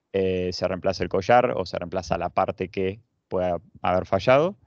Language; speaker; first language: Spanish; native; Spanish